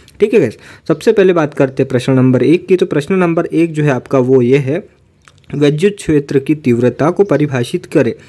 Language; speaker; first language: Hindi; native; Hindi